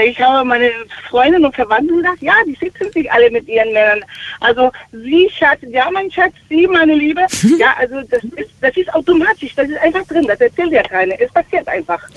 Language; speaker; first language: German; non-native, fluent; Spanish